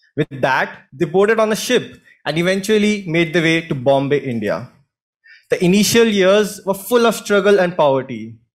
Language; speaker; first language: English; non-native, local second language; Hindi